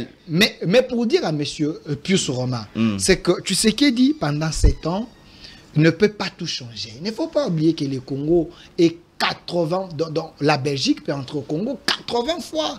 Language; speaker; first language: French; non-native, local second language; Lingala